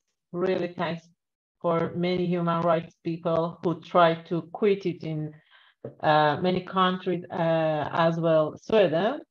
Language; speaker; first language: English; non-native, learner; Persian